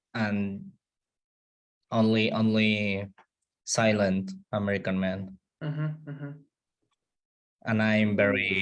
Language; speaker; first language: English; non-native, learner; Spanish